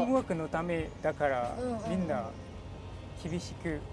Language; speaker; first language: Japanese; non-native, learner; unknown